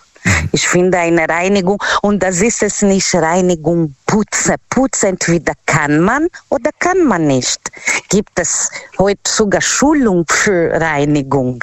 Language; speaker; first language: German; non-native, learner; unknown